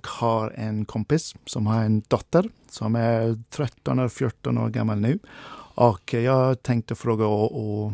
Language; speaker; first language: Swedish; non-native, fluent; English